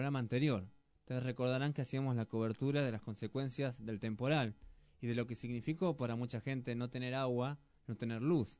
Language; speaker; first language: Spanish; native; Spanish